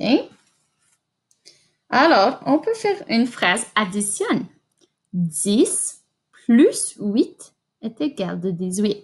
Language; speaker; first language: French; non-native, fluent; English